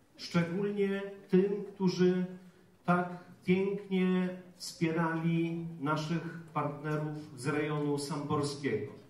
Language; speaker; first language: Polish; native; Polish